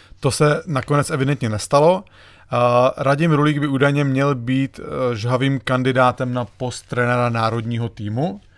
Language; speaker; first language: Czech; native; Czech